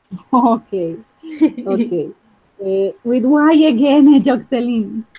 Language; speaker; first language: English; non-native, fluent; Spanish